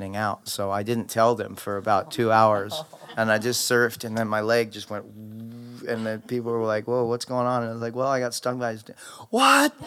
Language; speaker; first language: English; native; English